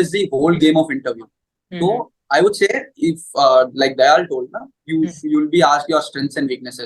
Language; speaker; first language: English; non-native, local second language; Hindi